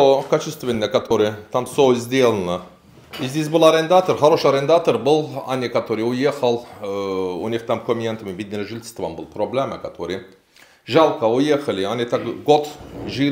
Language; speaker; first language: Russian; non-native, learner; Turkish